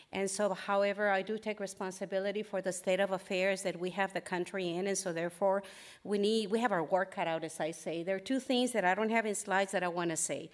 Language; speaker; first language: English; early bilingual, other home language; Spanish